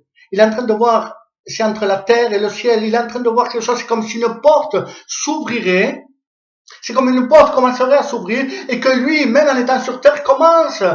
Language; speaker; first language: French; native; French